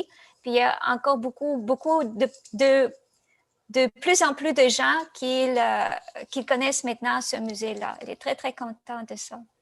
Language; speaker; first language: French; non-native, fluent; Russian